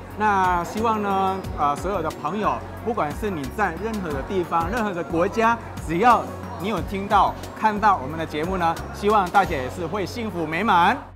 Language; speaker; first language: Chinese; native; Chinese